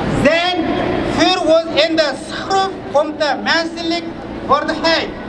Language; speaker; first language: Dutch; non-native, fluent; Uyghur